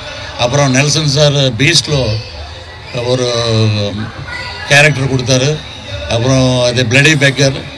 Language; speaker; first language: Tamil; non-native, local second language; Telugu